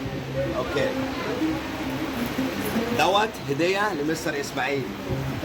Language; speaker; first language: Arabic; native; Arabic